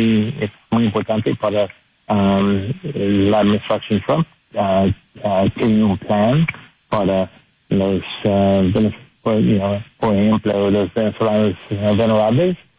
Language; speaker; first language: Spanish; non-native, learner; English